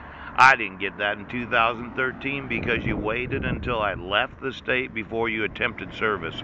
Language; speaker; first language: English; native; English